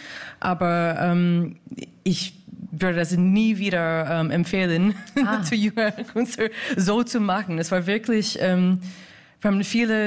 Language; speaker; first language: German; non-native, fluent; English